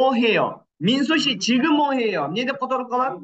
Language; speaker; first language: Korean; non-native, fluent; Kyrgyz